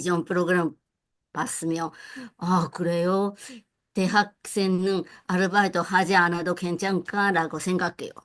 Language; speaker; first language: Korean; non-native, learner; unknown